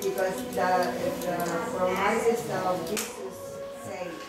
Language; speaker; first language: English; non-native, learner; Spanish